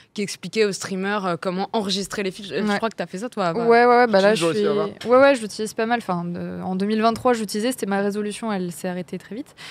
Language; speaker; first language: French; native; French